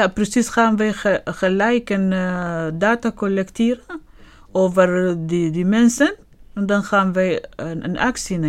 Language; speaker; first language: Dutch; non-native, learner; Arabic